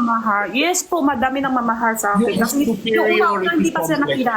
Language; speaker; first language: Filipino; non-native, learner; Chinese